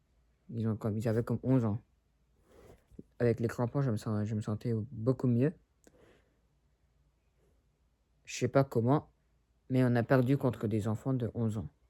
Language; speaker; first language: French; early bilingual, other home language; Spanish